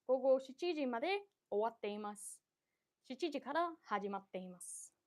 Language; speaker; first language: Japanese; non-native, learner; English